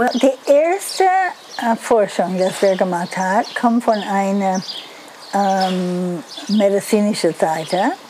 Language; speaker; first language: German; non-native, learner; English